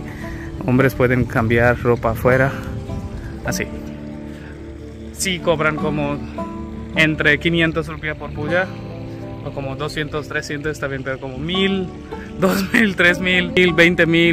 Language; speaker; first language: Spanish; non-native, learner; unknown